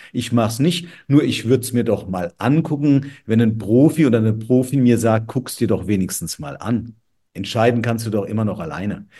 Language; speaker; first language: German; native; German